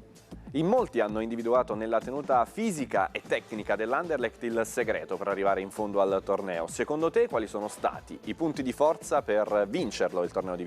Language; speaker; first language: Italian; native; Italian